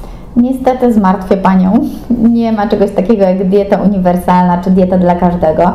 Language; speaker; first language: Polish; native; Polish